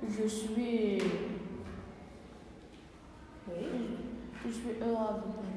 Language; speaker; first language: French; non-native, learner; Arabic